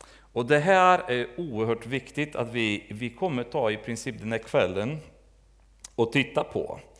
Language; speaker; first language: Swedish; native; Swedish